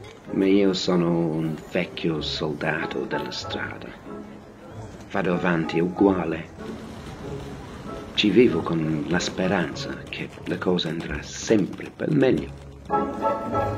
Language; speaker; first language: Italian; non-native, fluent; English